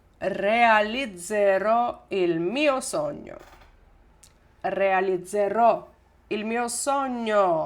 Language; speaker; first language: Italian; non-native, fluent; Ukrainian